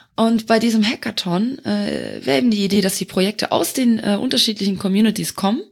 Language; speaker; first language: German; non-native, local second language; Luxembourgish